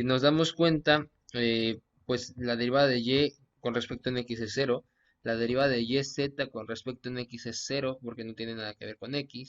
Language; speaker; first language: Spanish; native; Spanish